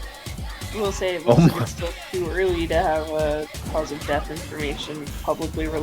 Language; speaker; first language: English; native; English